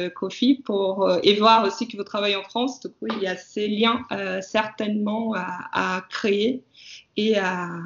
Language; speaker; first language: French; non-native, fluent; Portuguese